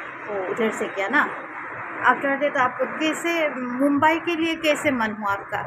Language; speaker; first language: Hindi; non-native, local second language; Assamese